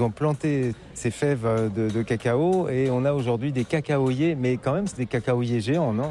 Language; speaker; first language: French; native; French